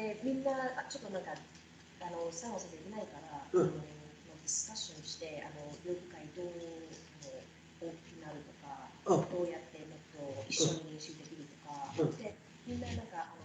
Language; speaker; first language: Japanese; early bilingual, heritage; English